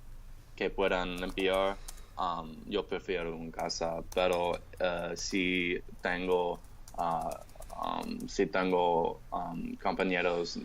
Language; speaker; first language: Spanish; non-native, learner; English